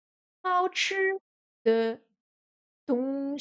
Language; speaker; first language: Chinese; non-native, learner; French